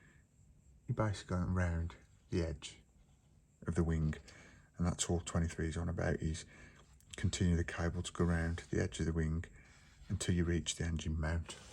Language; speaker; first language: English; native; English